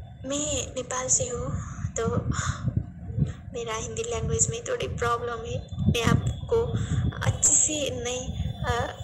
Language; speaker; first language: Hindi; non-native, learner; Nepali